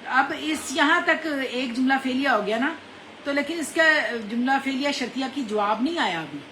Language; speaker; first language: Urdu; non-native, local second language; Punjabi